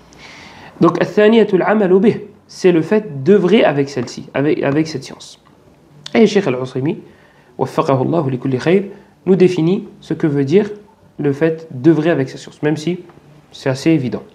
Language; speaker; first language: French; native; French